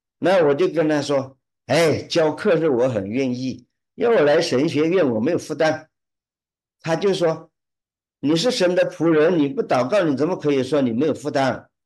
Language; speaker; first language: Chinese; early bilingual, heritage; Chinese